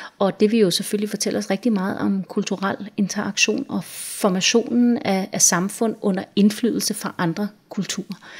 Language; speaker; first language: Danish; native; Danish